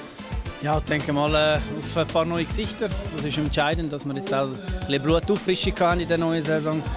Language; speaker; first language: German; native; German